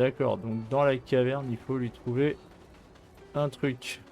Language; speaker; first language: French; native; French